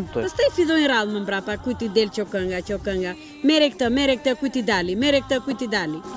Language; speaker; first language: Albanian; non-native, local second language; Romany